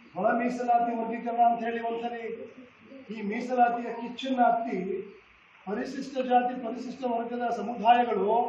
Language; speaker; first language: Kannada; non-native, local second language; Lambadi